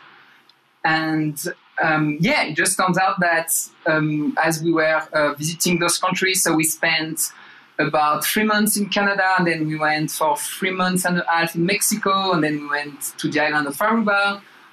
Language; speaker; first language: English; non-native, fluent; French